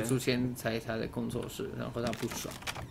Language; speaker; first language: Chinese; non-native, fluent; English